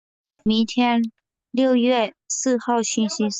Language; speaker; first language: Chinese; non-native, learner; Burmese